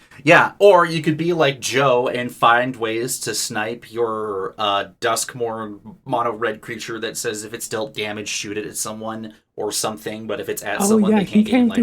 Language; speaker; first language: English; native; English